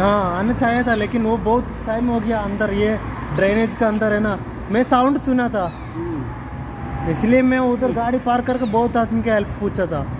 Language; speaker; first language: Hindi; non-native, local second language; Malayalam